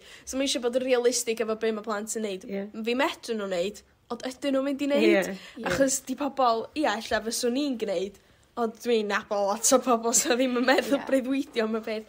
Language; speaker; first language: Welsh; native; Welsh